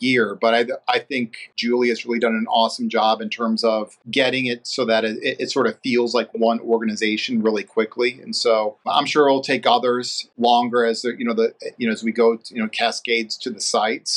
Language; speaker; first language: English; native; English